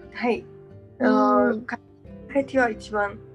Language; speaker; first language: Japanese; non-native, learner; Georgian